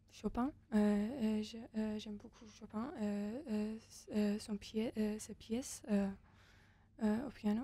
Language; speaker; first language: French; non-native, fluent; Persian